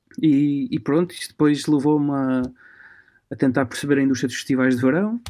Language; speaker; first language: Portuguese; early bilingual, other home language; Romanian